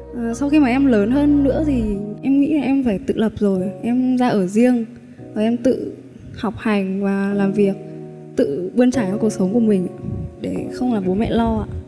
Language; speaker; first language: Vietnamese; native; Vietnamese